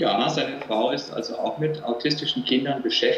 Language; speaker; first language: German; native; German